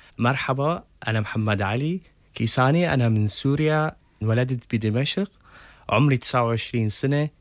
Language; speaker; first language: German; non-native, learner; Arabic